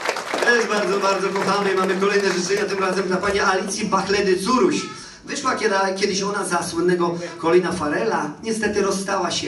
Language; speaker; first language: Polish; native; Polish